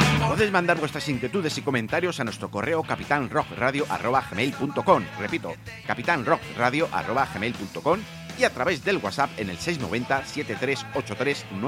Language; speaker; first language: Spanish; native; Spanish